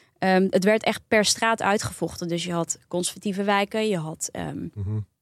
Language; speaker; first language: Dutch; early bilingual, other home language; Turkish